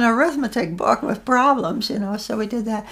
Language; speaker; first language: English; non-native, fluent; Dutch